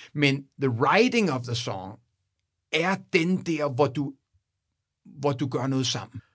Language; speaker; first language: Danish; native; Danish